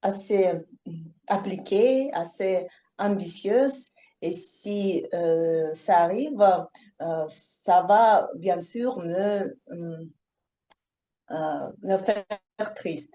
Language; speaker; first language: French; non-native, fluent; Russian